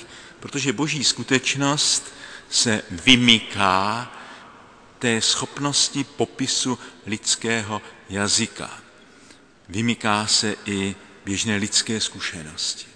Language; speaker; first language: Czech; native; Czech